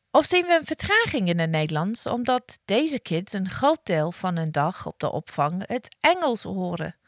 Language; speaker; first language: Dutch; non-native, fluent; English